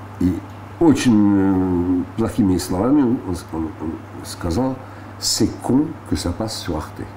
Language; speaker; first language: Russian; non-native, fluent; French